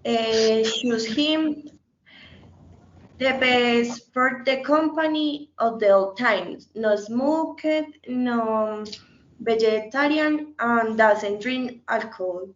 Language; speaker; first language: English; non-native, learner; Spanish